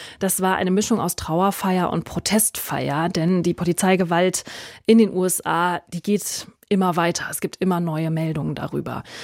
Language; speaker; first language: German; native; German